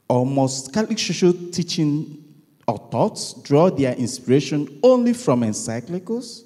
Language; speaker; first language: English; non-native, local second language; Igbo